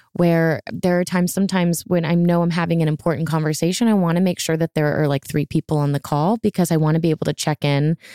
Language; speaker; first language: English; native; English